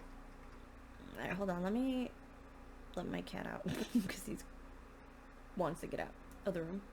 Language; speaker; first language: English; native; English